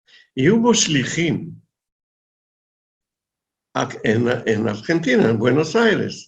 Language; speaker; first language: Spanish; non-native, fluent; Hebrew